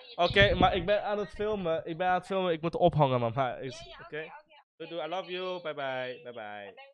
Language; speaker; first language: Dutch; early bilingual, other home language; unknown